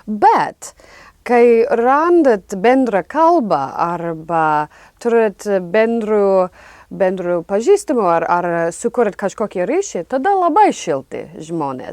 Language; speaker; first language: Lithuanian; non-native, fluent; English